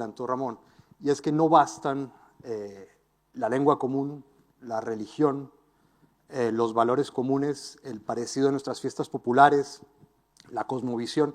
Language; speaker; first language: Spanish; native; Spanish